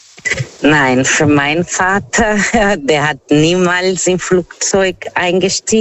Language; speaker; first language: German; non-native, fluent; Portuguese